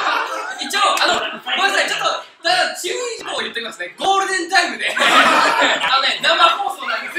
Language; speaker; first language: Japanese; native; Japanese